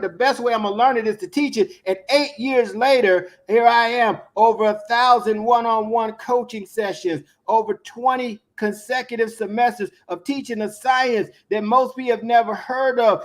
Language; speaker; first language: English; native; English